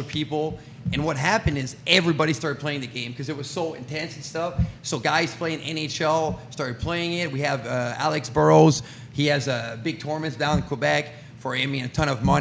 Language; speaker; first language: English; non-native, fluent; French